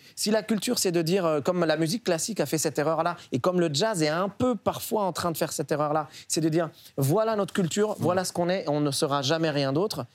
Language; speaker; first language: French; early bilingual, other home language; Arabic